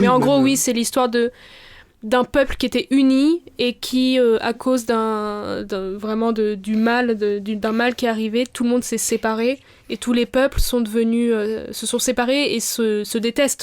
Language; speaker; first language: French; native; French